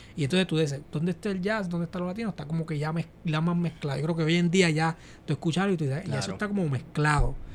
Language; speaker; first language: Spanish; native; Spanish